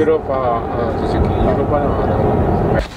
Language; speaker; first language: Japanese; non-native, learner; Sundanese